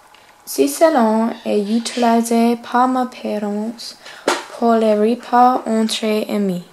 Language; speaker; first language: French; non-native, learner; English